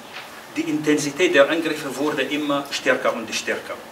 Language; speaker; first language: German; non-native, fluent; Arabic